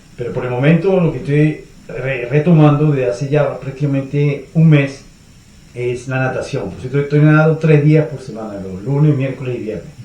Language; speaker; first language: Spanish; native; Spanish